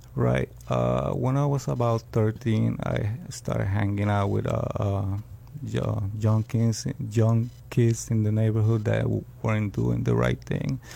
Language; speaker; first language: English; early bilingual, other home language; Spanish